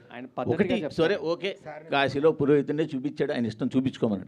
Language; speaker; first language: Telugu; native; Telugu